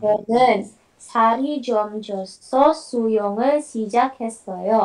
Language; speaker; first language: Korean; non-native, learner; Indonesian